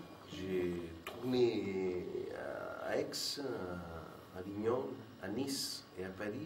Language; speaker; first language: French; non-native, fluent; Italian